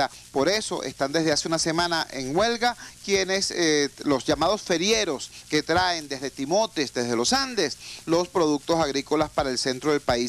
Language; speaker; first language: Spanish; native; Spanish